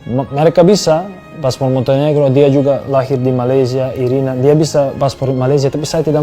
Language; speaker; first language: Indonesian; non-native, fluent; Serbian